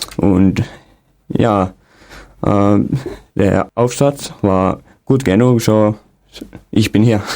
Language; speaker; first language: German; non-native, learner; Finnish